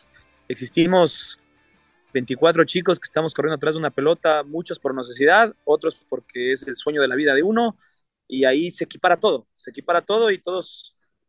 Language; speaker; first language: Spanish; native; Spanish